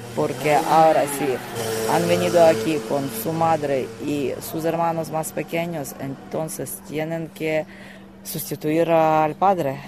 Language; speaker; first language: Spanish; non-native, fluent; Ukrainian